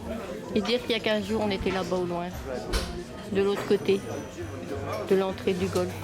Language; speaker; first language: French; native; French